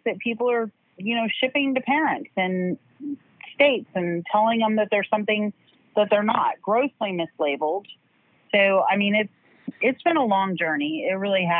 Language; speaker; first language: English; native; English